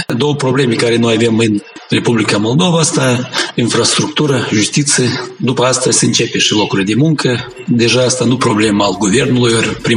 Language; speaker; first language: Romanian; non-native, local second language; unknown